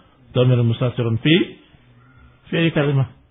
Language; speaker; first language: Arabic; non-native, fluent; Indonesian